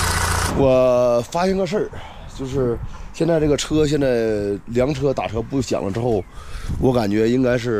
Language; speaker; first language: Chinese; native; Chinese